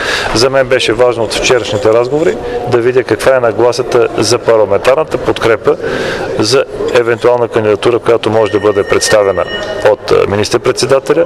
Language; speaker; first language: Bulgarian; native; Bulgarian